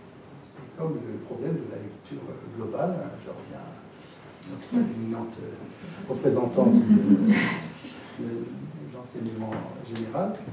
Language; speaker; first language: French; native; French